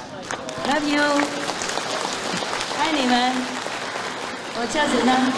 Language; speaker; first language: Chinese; non-native, fluent; Vietnamese